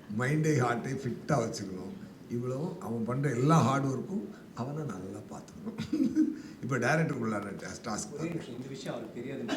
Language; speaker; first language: Tamil; native; Tamil